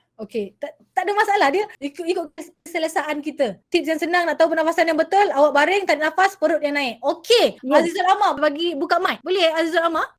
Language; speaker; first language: Malay; native; Malay